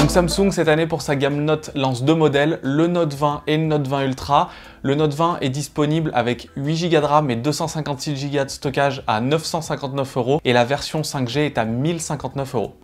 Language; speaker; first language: French; native; French